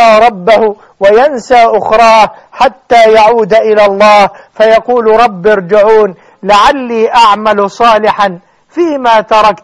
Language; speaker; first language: Arabic; native; Arabic